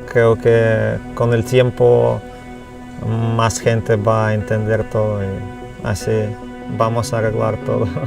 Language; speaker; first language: Spanish; non-native, learner; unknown